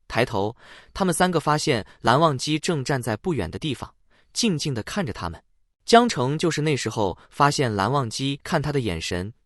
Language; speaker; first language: Chinese; native; Chinese